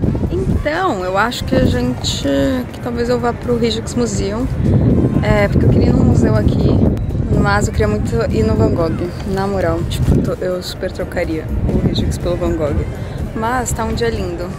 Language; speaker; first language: Portuguese; native; Portuguese